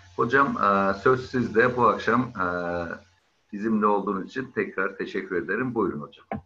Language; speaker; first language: Turkish; native; Turkish